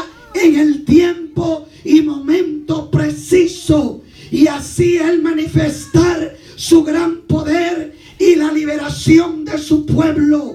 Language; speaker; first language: Spanish; native; Spanish